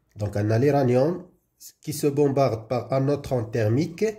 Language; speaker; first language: French; non-native, local second language; Arabic